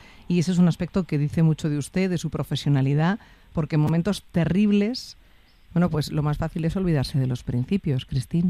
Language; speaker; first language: Spanish; native; Spanish